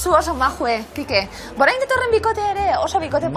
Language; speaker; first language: Basque; native; Basque